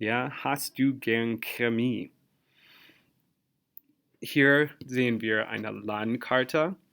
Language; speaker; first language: German; non-native, fluent; English